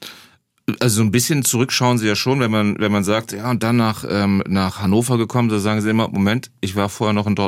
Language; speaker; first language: German; native; German